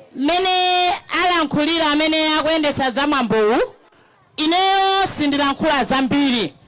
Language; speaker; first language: Nyanja; native; Nyanja